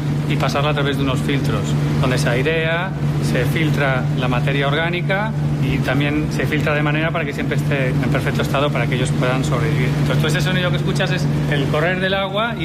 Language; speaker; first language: Spanish; native; Spanish